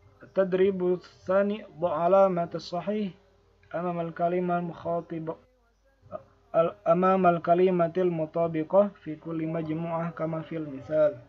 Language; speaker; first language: Arabic; non-native, fluent; Indonesian